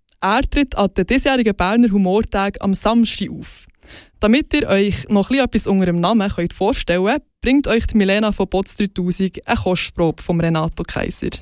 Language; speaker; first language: German; native; German